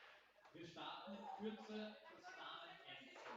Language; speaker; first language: German; native; German